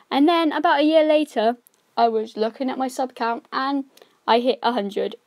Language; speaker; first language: English; native; English